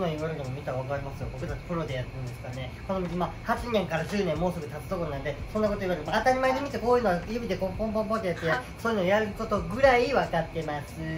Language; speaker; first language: Japanese; native; Japanese